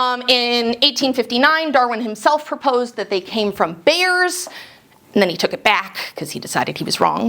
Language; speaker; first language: English; native; English